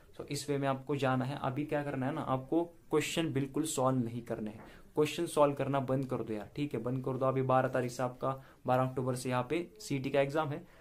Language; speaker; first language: Hindi; non-native, local second language; Marathi